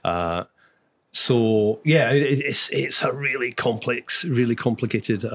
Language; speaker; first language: English; native; English